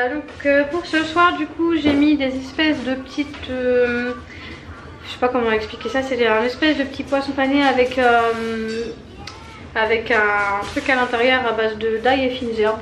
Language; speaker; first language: French; native; French